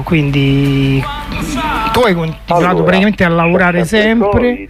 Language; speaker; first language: Italian; native; Italian